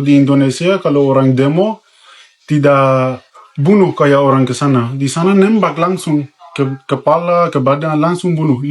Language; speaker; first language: Indonesian; non-native, fluent; Persian